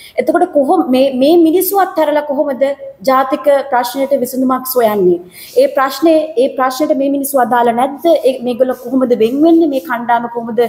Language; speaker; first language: Sinhala; native; Sinhala